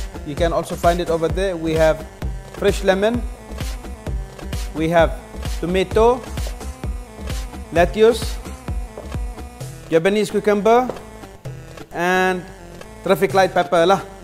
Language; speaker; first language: English; non-native, local second language; Malay